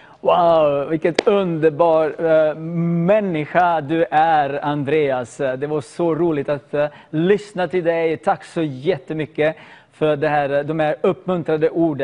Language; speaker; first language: Swedish; non-native, fluent; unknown